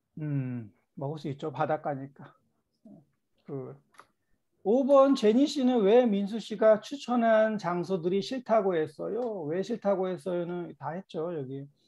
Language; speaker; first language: Korean; native; Korean